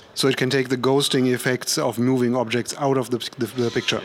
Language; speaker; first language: English; non-native, fluent; German